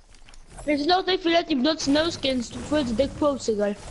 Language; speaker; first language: German; non-native, local second language; Luxembourgish